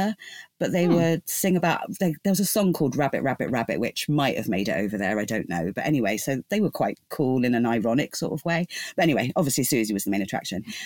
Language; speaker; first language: English; native; English